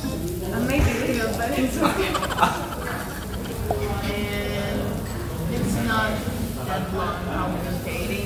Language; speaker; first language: English; non-native, fluent; Czech